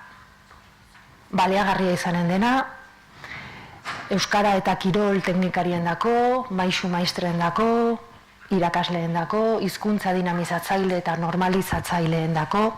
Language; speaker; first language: Basque; native; Basque